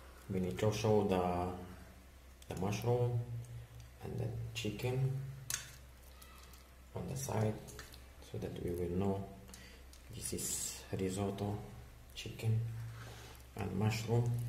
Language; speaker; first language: English; non-native, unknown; Arabic